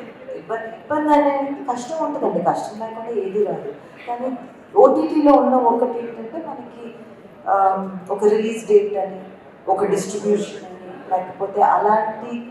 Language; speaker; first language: Telugu; native; Telugu